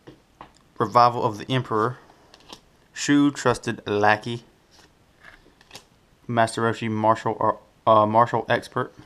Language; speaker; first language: English; native; English